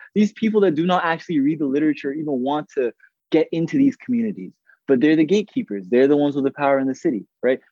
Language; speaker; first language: English; native; English